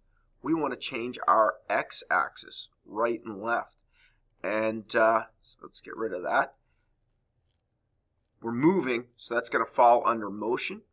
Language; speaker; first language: English; native; English